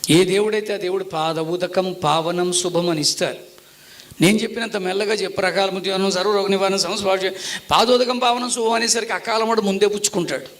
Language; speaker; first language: Telugu; non-native, local second language; Tamil